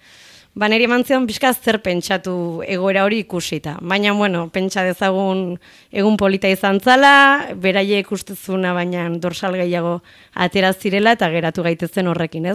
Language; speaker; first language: Basque; native; Basque